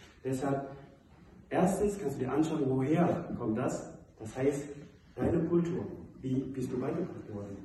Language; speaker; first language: German; non-native, fluent; Indonesian